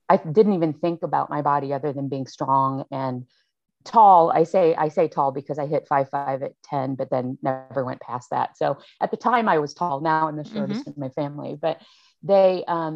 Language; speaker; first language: English; native; English